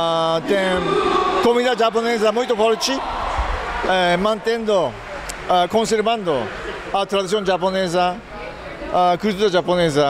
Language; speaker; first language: Portuguese; non-native, fluent; Japanese